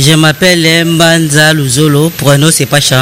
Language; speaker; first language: French; non-native, learner; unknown